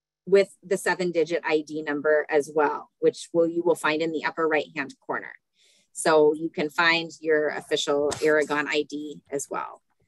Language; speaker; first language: English; native; English